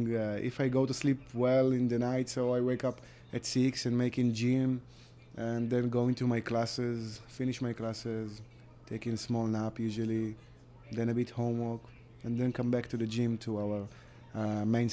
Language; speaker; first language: English; non-native, learner; Hebrew